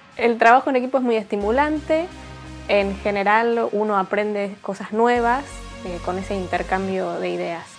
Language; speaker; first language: Spanish; native; Spanish